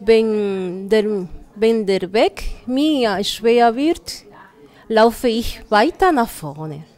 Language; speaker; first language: German; non-native, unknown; Spanish